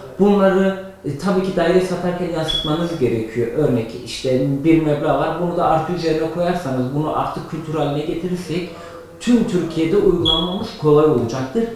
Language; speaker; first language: Turkish; native; Turkish